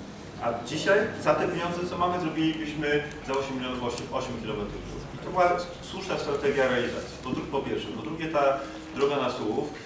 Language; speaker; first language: Polish; native; Polish